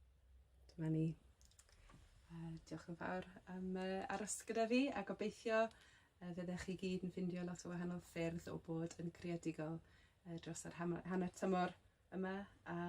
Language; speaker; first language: Welsh; non-native, local second language; English